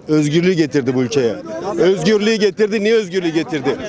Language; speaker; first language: Turkish; native; Turkish